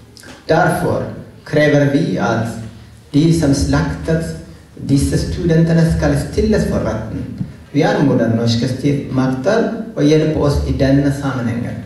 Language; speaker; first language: Norwegian; non-native, fluent; Oromo